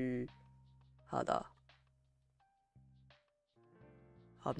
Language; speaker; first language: Korean; non-native, learner; English